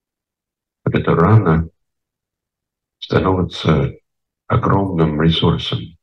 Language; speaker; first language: Russian; non-native, fluent; English